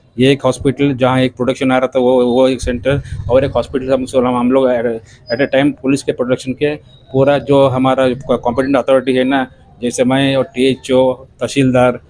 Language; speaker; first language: Hindi; non-native, local second language; Kannada